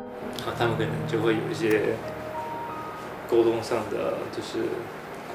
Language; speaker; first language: Chinese; native; Chinese